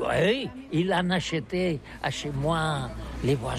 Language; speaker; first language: French; non-native, learner; Catalan